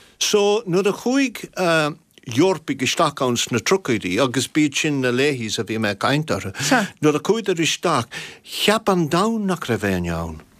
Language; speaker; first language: Irish; native; Irish